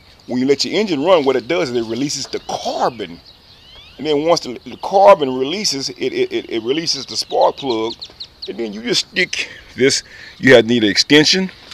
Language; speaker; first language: English; native; English